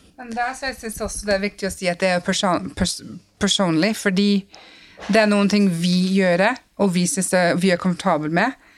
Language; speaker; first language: Norwegian; non-native, fluent; English